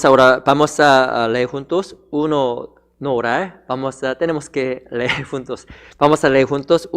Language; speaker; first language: Spanish; non-native, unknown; Korean